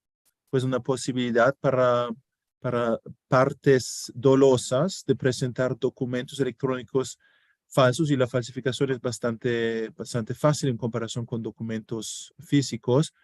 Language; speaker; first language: Spanish; non-native, fluent; German